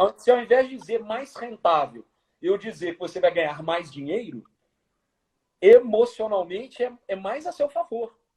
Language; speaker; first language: Portuguese; native; Portuguese